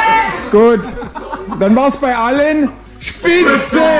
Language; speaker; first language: German; native; German